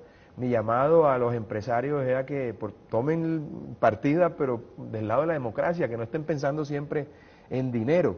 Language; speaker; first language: Spanish; native; Spanish